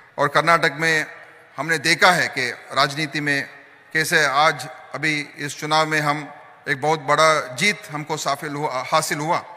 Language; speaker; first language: Hindi; non-native, local second language; Kannada